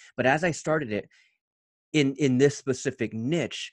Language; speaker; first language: English; native; English